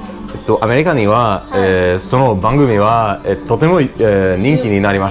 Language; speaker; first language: Japanese; non-native, learner; English